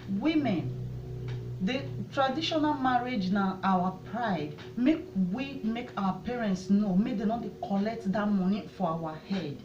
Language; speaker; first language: Nigerian Pidgin; non-native, local second language; Bini